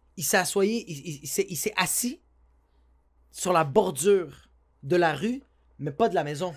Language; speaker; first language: French; native; French